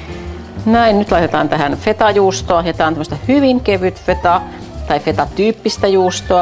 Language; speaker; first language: Finnish; native; Finnish